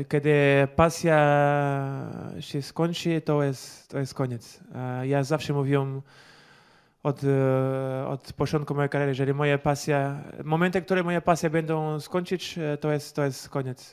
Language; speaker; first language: Polish; non-native, learner; Portuguese